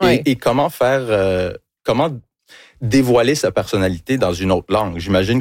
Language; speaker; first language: French; early bilingual, other home language; English